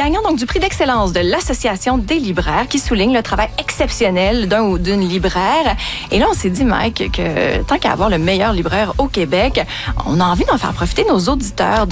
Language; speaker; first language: French; native; French